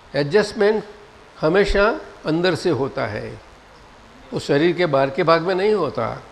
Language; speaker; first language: Hindi; non-native, local second language; Gujarati